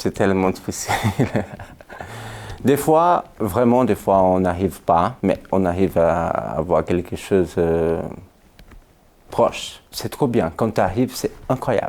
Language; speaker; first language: French; non-native, fluent; Portuguese